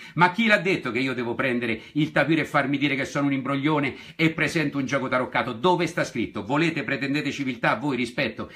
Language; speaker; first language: Italian; native; Italian